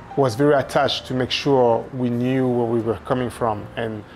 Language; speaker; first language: English; non-native, fluent; French